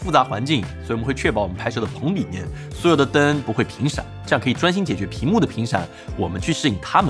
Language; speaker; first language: Chinese; native; Chinese